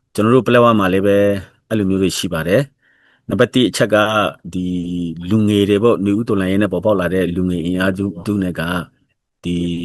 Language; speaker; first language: Burmese; non-native, local second language; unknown